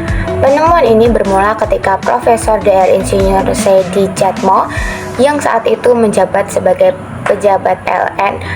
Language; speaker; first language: Indonesian; native; Indonesian